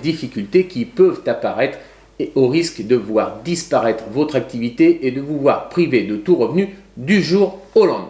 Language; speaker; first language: French; native; French